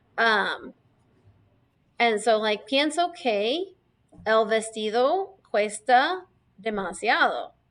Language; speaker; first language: Spanish; non-native, fluent; English